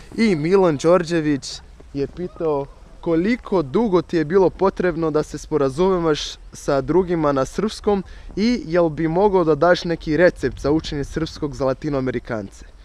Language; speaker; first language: Serbian; non-native, fluent; Portuguese